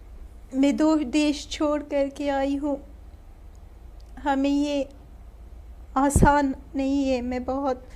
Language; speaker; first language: Hindi; non-native, learner; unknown